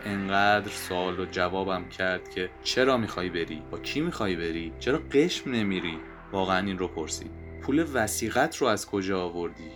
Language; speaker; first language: Persian; native; Persian